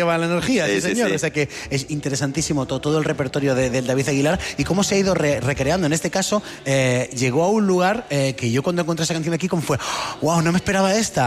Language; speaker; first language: Spanish; native; Spanish